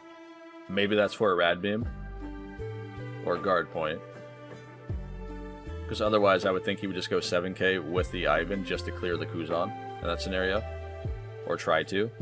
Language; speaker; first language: English; native; English